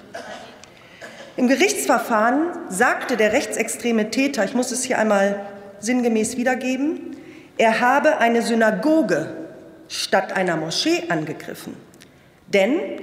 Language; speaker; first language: German; early bilingual, other home language; Turkish